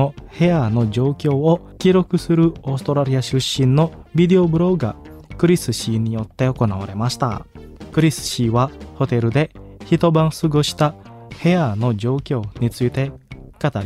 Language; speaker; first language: Japanese; non-native, fluent; Indonesian